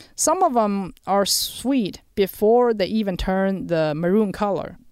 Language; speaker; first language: English; non-native, fluent; Chinese